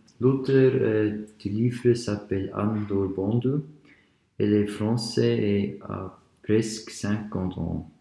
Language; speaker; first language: French; non-native, learner; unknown